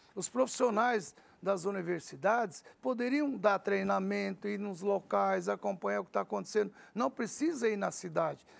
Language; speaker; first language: Portuguese; early bilingual, other home language; Arabic